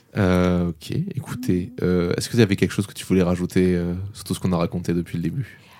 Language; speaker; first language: French; native; French